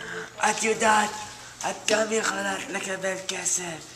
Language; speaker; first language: Hebrew; non-native, learner; English